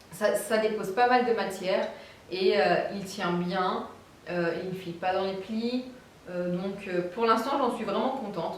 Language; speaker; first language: French; native; French